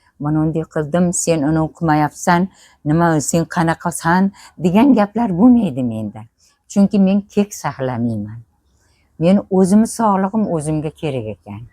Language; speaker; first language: Uzbek; native; Uzbek